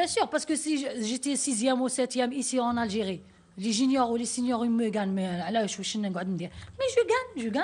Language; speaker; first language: French; non-native, learner; Arabic